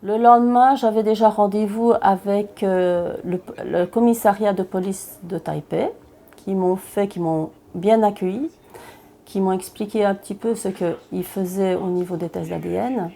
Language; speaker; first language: French; early bilingual, other home language; Chinese